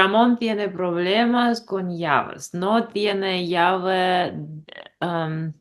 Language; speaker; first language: Spanish; non-native, learner; English